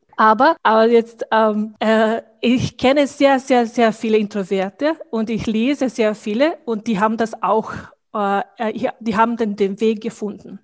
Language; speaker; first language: German; non-native, fluent; Bosnian